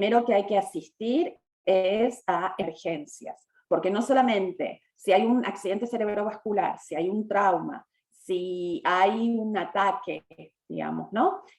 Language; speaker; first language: Spanish; native; Spanish